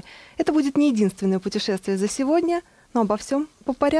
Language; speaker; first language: Russian; native; Russian